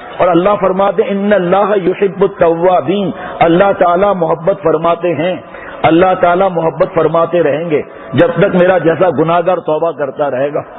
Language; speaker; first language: Urdu; non-native, local second language; Pashto